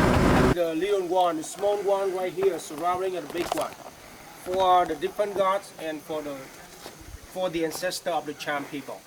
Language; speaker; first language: English; non-native, fluent; Vietnamese